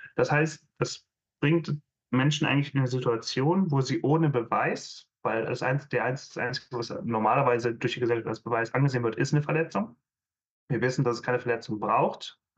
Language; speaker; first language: German; native; German